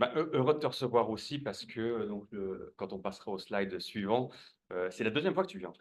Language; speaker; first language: French; native; French